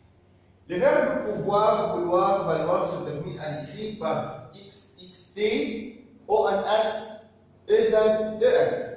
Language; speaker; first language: French; non-native, fluent; Arabic